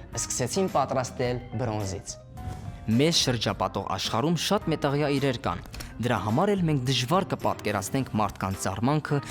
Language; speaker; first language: Armenian; early bilingual, heritage; Armenian